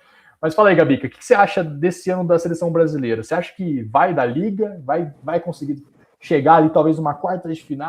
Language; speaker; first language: Portuguese; native; Portuguese